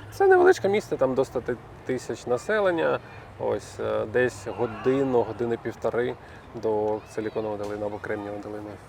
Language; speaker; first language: Ukrainian; non-native, local second language; Russian